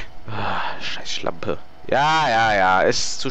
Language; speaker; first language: German; native; German